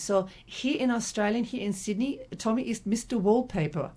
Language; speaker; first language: German; non-native, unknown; English